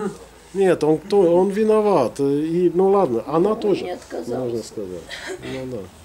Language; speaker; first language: Russian; non-native, fluent; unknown